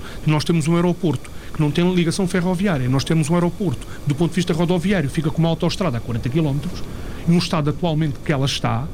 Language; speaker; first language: Portuguese; native; Portuguese